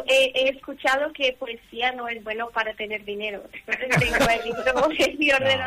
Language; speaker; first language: Spanish; non-native, learner; Portuguese